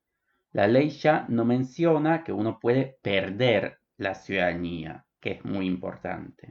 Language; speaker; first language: Spanish; non-native, fluent; Polish